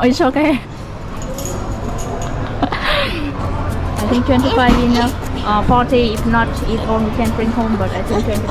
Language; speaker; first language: English; non-native, learner; Vietnamese